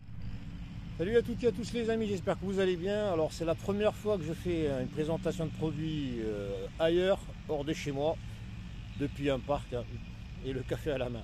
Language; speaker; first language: French; non-native, local second language; Arabic